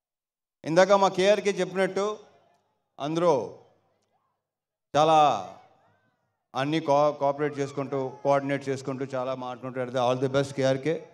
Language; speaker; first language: Telugu; native; Telugu